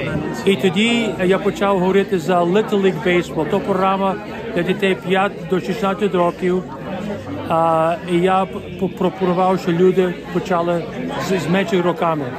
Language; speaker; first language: Ukrainian; early bilingual, heritage; Ukrainian